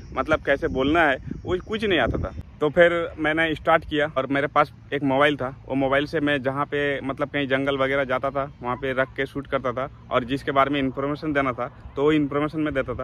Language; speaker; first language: Hindi; non-native, local second language; Bangla